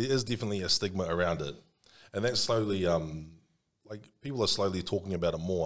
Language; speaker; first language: English; native; English